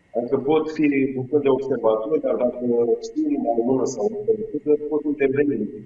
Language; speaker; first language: Romanian; non-native, local second language; Russian